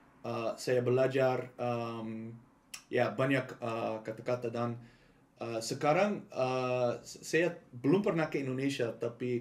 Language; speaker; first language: Indonesian; non-native, learner; Dutch